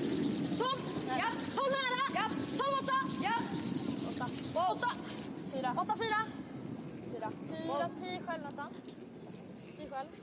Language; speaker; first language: Swedish; native; Swedish